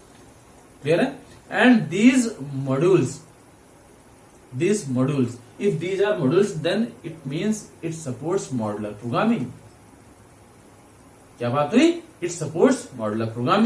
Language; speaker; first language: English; non-native, local second language; Hindi